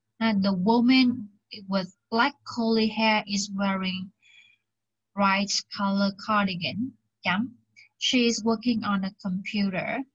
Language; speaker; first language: English; non-native, fluent; Vietnamese